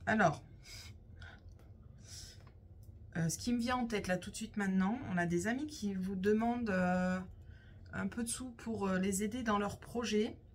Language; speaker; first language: French; native; French